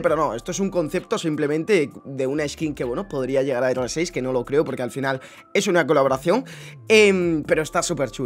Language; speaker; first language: Spanish; native; Spanish